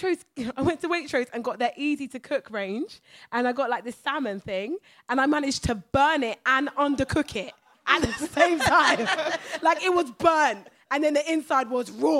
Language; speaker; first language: English; native; English